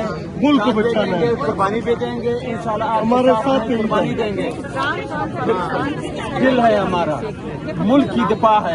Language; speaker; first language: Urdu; non-native, local second language; Pashto